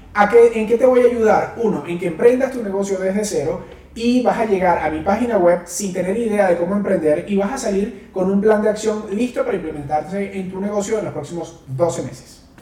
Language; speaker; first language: Spanish; native; Spanish